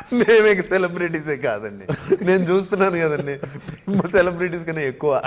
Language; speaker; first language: Telugu; native; Telugu